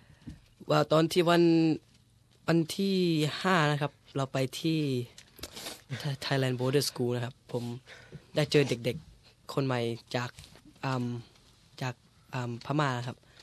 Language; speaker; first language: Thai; early bilingual, heritage; English